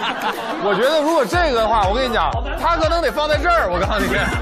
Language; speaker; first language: Chinese; native; Chinese